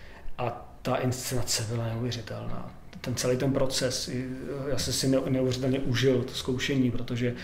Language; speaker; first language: Czech; native; Czech